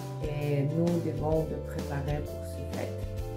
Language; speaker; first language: French; non-native, fluent; Russian